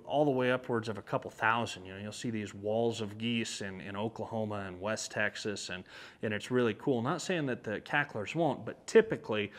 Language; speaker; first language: English; native; English